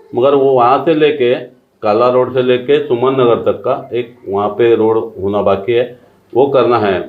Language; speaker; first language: Hindi; non-native, local second language; Marathi